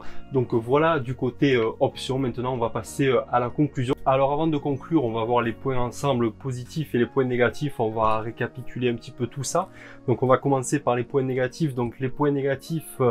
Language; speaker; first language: French; native; French